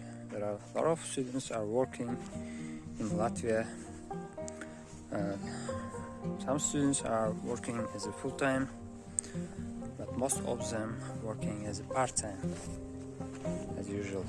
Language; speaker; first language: English; non-native, learner; Uzbek